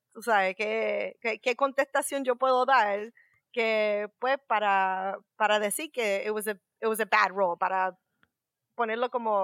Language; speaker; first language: Spanish; native; Spanish